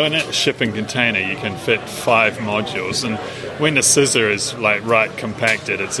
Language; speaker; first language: English; native; English